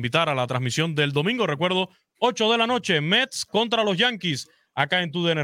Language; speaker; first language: Spanish; native; Spanish